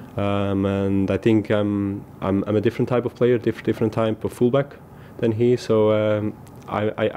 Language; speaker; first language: English; non-native, fluent; German